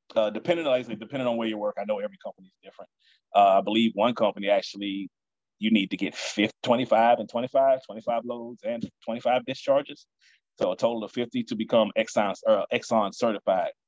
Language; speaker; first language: English; native; English